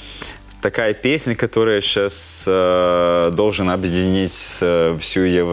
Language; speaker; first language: Russian; non-native, local second language; Latvian